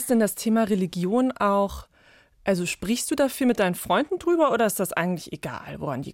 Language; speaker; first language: German; native; German